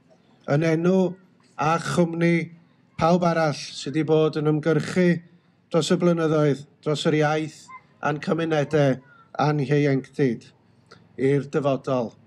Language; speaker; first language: Welsh; native; Welsh